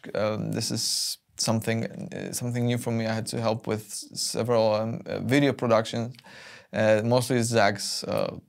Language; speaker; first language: English; non-native, fluent; Polish